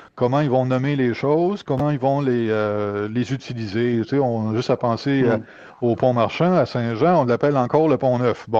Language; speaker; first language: French; native; French